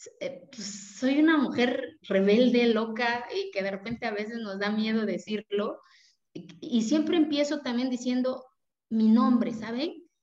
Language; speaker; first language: Spanish; non-native, local second language; Zapotec